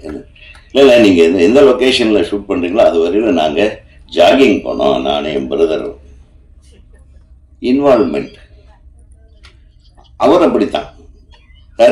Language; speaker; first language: Tamil; native; Tamil